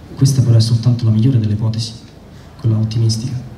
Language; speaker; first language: Italian; native; Italian